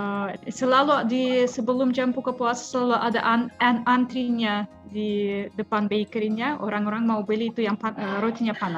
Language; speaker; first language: Indonesian; non-native, fluent; Russian